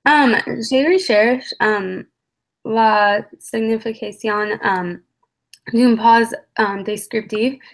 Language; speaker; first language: French; non-native, learner; English